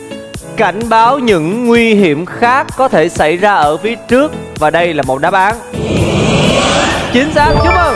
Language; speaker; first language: Vietnamese; native; Vietnamese